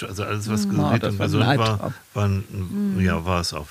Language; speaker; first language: German; native; German